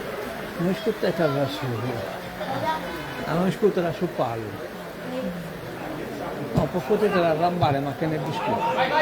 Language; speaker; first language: Italian; native; Italian